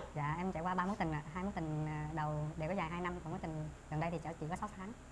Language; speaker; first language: Vietnamese; native; Vietnamese